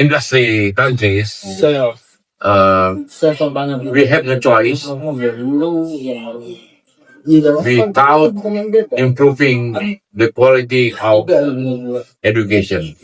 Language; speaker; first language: English; non-native, learner; Indonesian